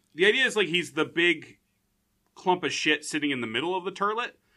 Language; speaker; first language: English; early bilingual, other home language; Dutch